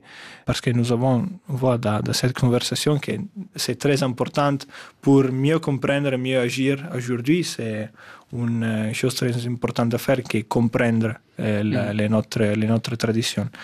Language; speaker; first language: French; non-native, fluent; Italian